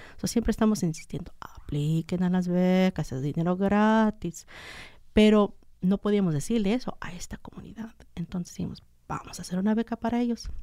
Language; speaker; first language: Spanish; early bilingual, heritage; Spanish